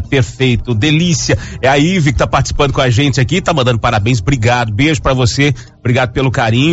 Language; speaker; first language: Portuguese; native; Portuguese